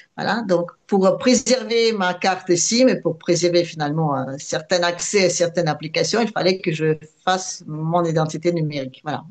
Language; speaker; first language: French; non-native, fluent; Russian